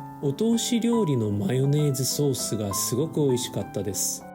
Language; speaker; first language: Japanese; non-native, learner; Korean